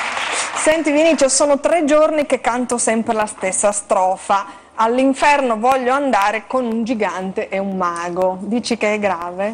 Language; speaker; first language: Italian; native; Italian